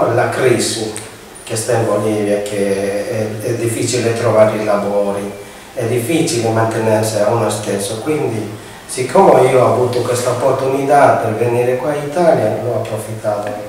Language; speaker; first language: Italian; non-native, fluent; Spanish